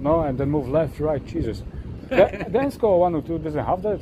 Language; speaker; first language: English; non-native, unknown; Polish